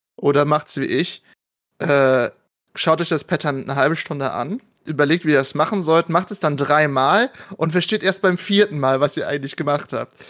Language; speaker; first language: German; native; German